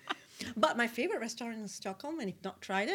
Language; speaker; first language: English; non-native, local second language; Tamil